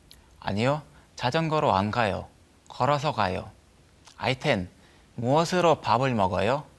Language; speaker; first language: Korean; non-native, learner; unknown